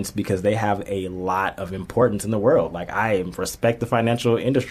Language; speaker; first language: English; native; English